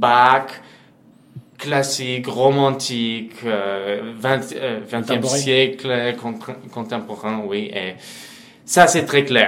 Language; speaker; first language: French; non-native, fluent; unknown